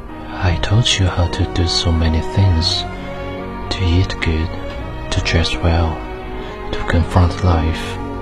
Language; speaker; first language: English; non-native, fluent; Chinese